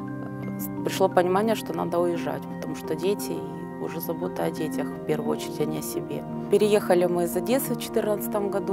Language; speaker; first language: Russian; native; Russian